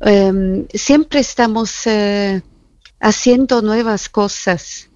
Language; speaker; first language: Spanish; non-native, fluent; German